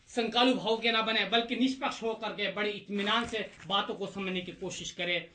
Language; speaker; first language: Hindi; native; Hindi